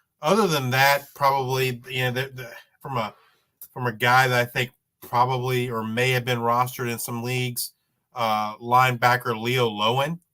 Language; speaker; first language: English; native; English